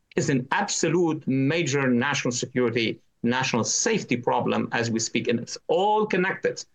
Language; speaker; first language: English; non-native, fluent; Arabic